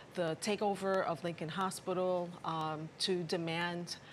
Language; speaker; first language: English; early bilingual, other home language; Spanish